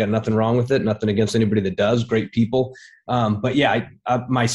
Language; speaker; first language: English; native; English